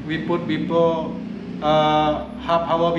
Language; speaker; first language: English; non-native, learner; Indonesian